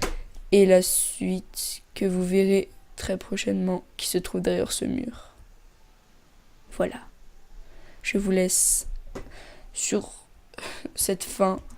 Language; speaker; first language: French; native; French